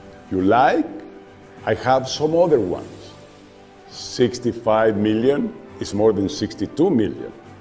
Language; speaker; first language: English; non-native, fluent; Spanish